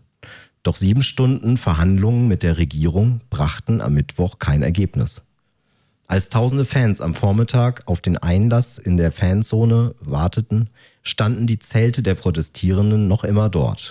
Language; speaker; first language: German; native; German